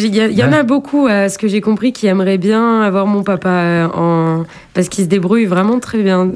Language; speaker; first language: French; native; French